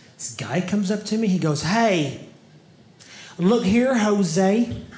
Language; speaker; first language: English; native; English